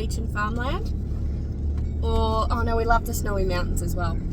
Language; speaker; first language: English; native; English